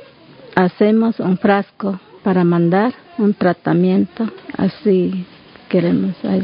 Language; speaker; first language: Spanish; non-native, local second language; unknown